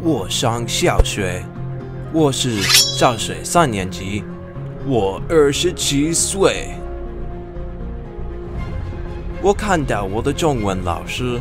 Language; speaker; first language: Chinese; non-native, learner; English